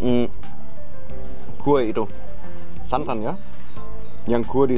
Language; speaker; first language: Indonesian; non-native, fluent; German